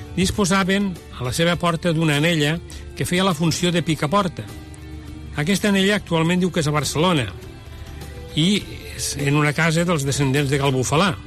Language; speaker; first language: Catalan; native; Catalan